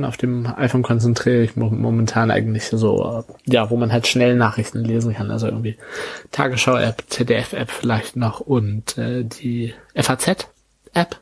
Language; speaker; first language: German; native; German